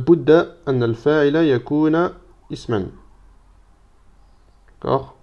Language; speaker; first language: Arabic; non-native, fluent; French